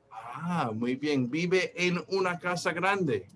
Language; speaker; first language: Spanish; non-native, fluent; English